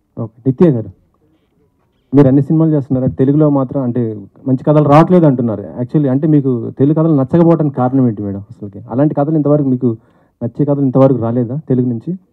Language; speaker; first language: Telugu; native; Telugu